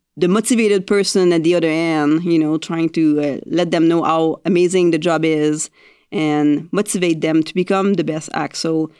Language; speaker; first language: English; non-native, fluent; French